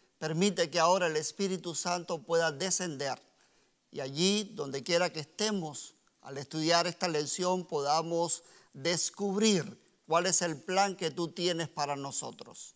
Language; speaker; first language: Spanish; native; Spanish